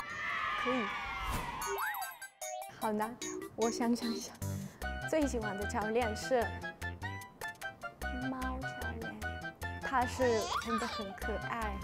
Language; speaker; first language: Chinese; non-native, learner; Russian